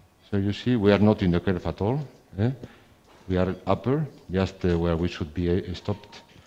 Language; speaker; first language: English; non-native, fluent; Spanish